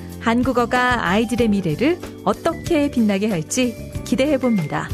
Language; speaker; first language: Korean; native; Korean